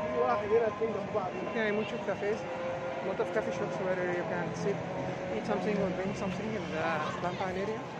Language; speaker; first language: English; non-native, fluent; Arabic